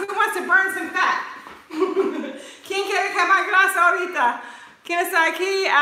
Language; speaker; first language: Spanish; non-native, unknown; English